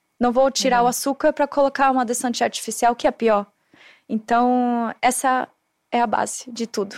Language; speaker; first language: Portuguese; non-native, fluent; German